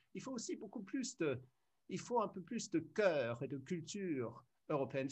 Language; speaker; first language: French; early bilingual, other home language; English